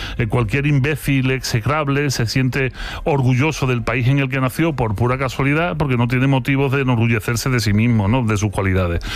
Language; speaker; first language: Spanish; native; Spanish